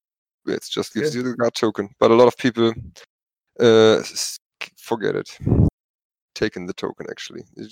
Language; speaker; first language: English; non-native, fluent; German